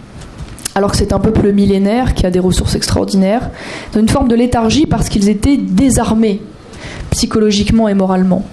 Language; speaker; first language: French; native; French